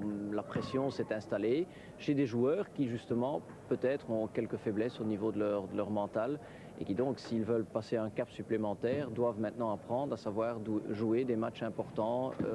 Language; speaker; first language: French; native; French